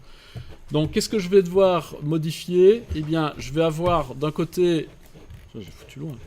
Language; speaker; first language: French; native; French